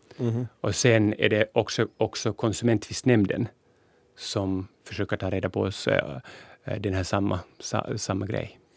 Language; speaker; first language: Swedish; non-native, local second language; Finnish